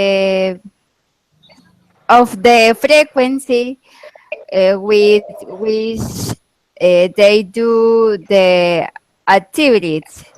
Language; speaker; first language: English; non-native, learner; Spanish